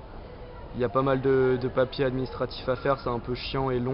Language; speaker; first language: French; native; French